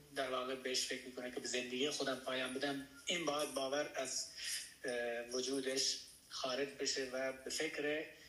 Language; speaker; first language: Persian; non-native, local second language; Baluchi